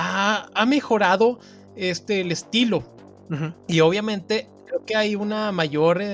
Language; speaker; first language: Spanish; native; Spanish